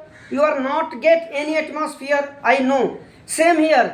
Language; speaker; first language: English; non-native, learner; Hindi